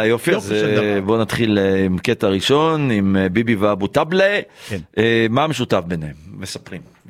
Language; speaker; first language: Hebrew; native; Hebrew